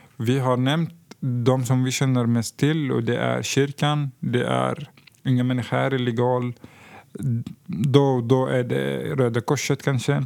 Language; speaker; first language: Swedish; non-native, fluent; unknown